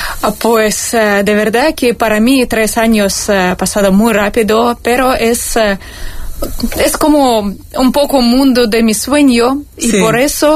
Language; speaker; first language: Spanish; non-native, fluent; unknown